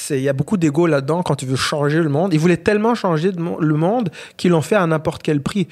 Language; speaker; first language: French; non-native, local second language; Kinyarwanda